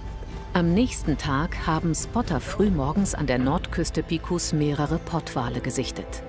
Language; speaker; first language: German; native; German